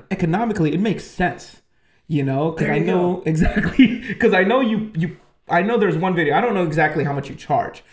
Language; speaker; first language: English; native; English